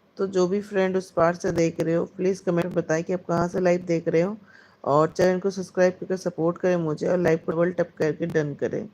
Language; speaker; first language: Hindi; non-native, local second language; Bangla